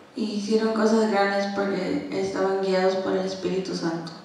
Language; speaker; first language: Spanish; non-native, learner; English